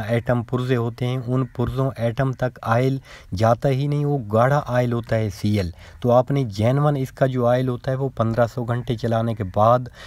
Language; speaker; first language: Urdu; non-native, local second language; Punjabi